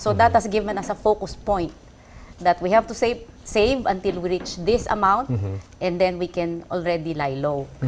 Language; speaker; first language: English; non-native, local second language; Filipino